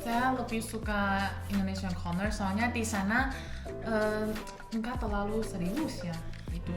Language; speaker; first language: Indonesian; non-native, fluent; Chinese